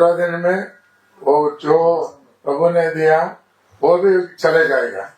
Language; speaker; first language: Hindi; non-native, learner; Nepali